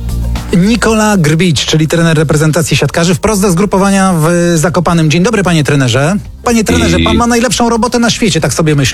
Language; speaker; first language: Polish; native; Polish